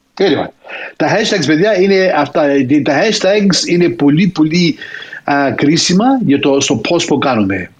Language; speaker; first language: Greek; early bilingual, heritage; Greek